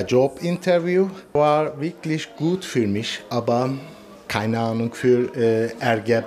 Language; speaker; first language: German; non-native, learner; Turkish